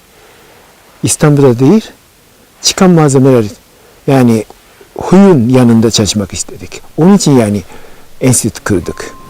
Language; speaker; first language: Turkish; non-native, fluent; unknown